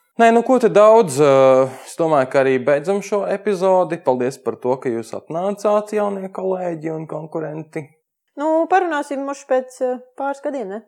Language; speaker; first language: Latvian; native; Latvian